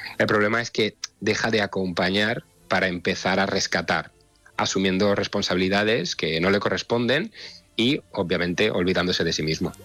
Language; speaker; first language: Spanish; native; Spanish